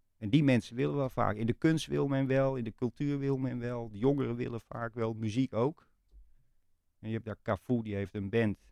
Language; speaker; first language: Dutch; native; Dutch